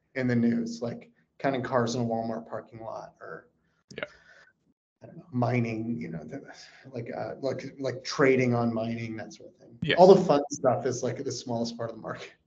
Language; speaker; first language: English; native; English